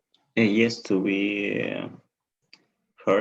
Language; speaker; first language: English; non-native, learner; Spanish